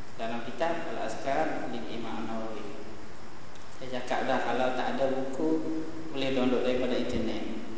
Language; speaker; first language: Malay; early bilingual, heritage; Arabic